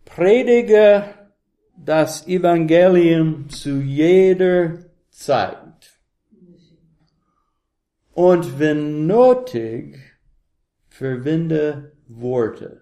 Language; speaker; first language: German; non-native, learner; English